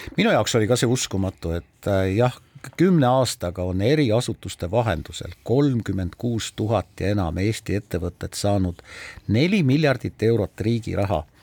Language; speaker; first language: Estonian; native; Estonian